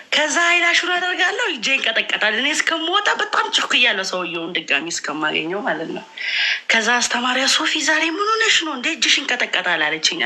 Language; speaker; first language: Amharic; native; Amharic